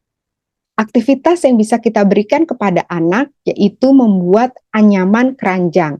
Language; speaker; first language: Indonesian; native; Indonesian